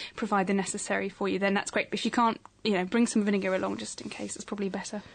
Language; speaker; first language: English; native; English